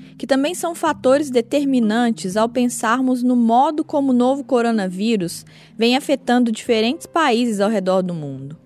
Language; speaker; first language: Portuguese; native; Portuguese